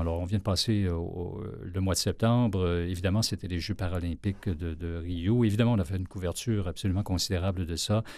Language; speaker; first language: French; native; French